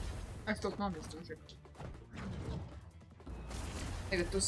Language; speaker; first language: Latvian; native; Latvian